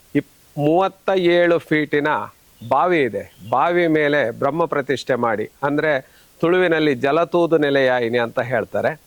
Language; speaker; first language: Kannada; native; Kannada